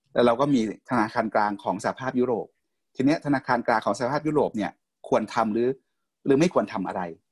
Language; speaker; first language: Thai; native; Thai